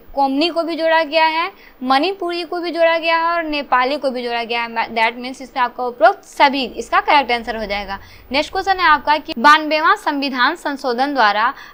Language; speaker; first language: Hindi; native; Hindi